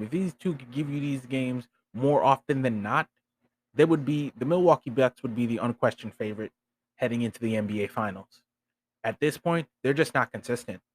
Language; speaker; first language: English; native; English